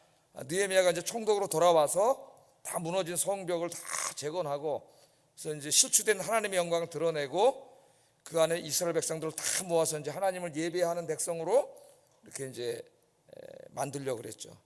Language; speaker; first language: Korean; native; Korean